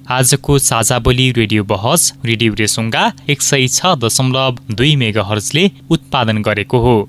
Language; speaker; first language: Nepali; native; Nepali